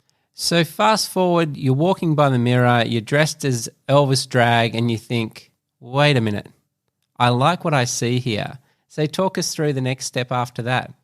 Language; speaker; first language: English; native; English